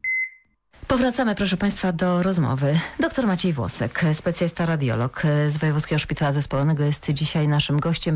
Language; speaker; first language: Polish; native; Polish